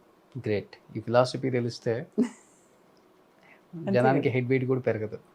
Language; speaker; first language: Telugu; native; Telugu